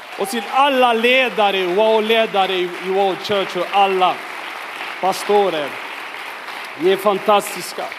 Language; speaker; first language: Swedish; non-native, fluent; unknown